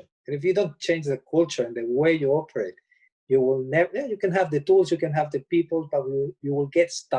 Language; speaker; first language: English; non-native, fluent; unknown